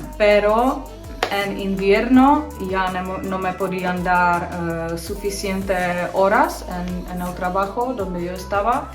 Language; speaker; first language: Spanish; non-native, fluent; Czech